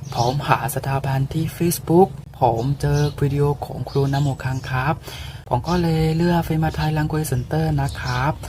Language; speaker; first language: Thai; non-native, learner; Burmese